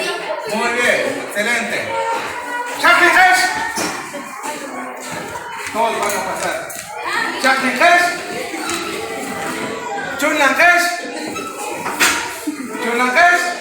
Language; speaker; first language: Spanish; non-native, local second language; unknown